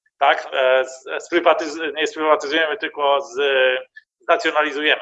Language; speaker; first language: Polish; early bilingual, heritage; Polish